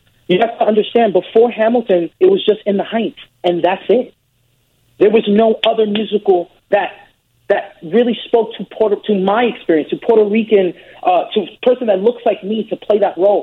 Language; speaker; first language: English; native; English